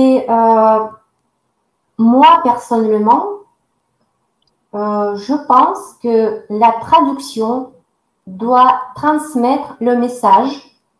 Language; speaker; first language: French; non-native, fluent; Russian